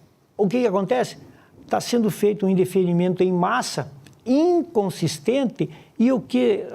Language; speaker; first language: Portuguese; native; Portuguese